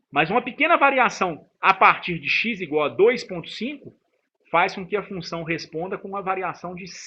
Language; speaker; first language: Portuguese; native; Portuguese